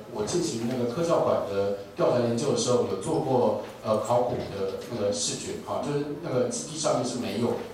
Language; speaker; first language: Chinese; native; Chinese